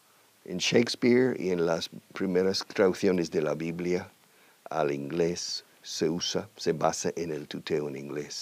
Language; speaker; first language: Spanish; non-native, fluent; English